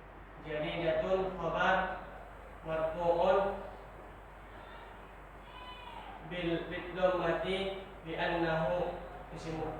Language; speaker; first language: Arabic; non-native, learner; Indonesian